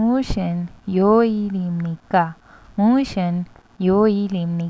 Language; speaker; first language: Korean; non-native, learner; Hindi